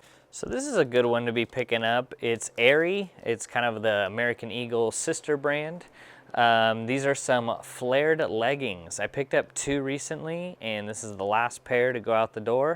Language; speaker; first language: English; native; English